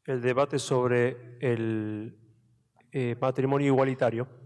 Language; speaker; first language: Spanish; native; Spanish